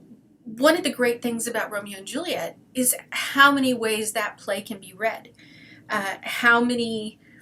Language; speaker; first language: English; native; English